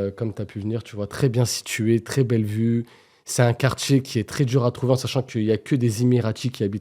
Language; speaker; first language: French; native; French